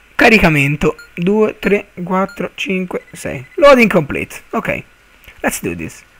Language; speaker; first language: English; non-native, learner; Italian